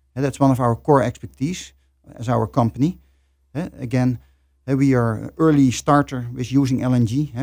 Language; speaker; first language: English; non-native, fluent; Dutch